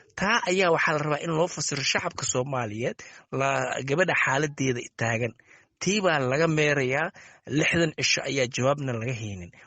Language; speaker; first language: Somali; native; Somali